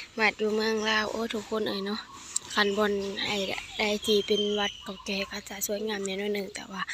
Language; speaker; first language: Thai; non-native, local second language; Lao